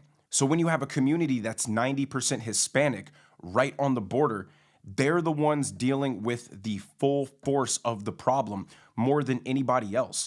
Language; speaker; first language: English; native; English